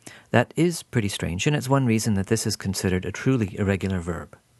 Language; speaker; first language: English; native; English